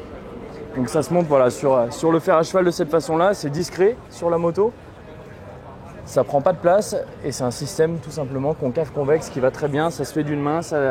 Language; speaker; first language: French; native; French